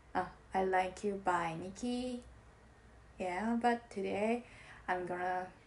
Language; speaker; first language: English; non-native, learner; Japanese